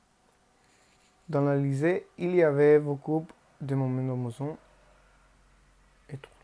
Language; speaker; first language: French; non-native, learner; Spanish